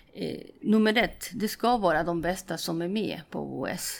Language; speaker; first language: Swedish; non-native, fluent; Spanish